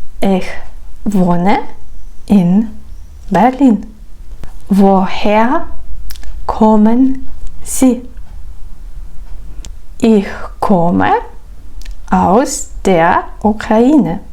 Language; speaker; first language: German; non-native, fluent; Ukrainian